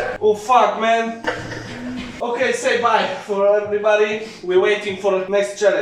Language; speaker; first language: English; non-native, learner; Polish